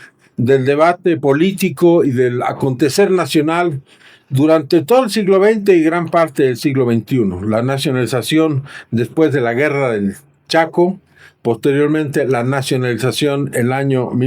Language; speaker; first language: Spanish; native; Spanish